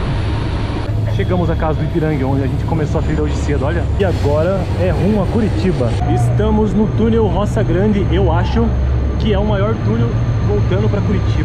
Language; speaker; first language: Portuguese; native; Portuguese